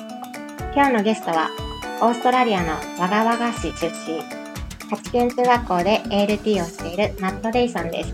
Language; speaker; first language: Japanese; native; Japanese